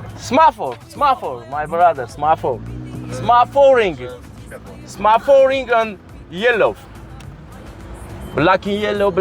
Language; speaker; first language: English; non-native, learner; Armenian